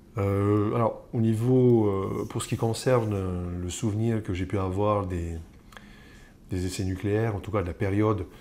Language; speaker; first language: French; native; French